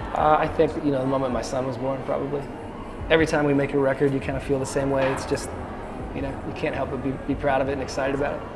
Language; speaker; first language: English; native; English